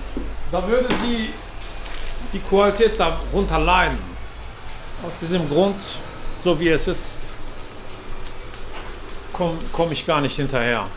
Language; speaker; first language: German; non-native, fluent; Turkish